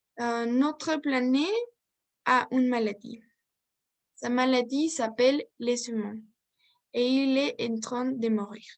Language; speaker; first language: French; non-native, learner; Spanish